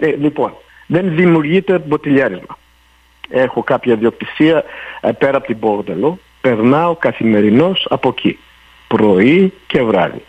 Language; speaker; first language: Greek; early bilingual, heritage; Greek